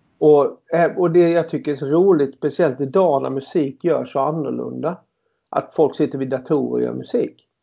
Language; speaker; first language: Swedish; native; Swedish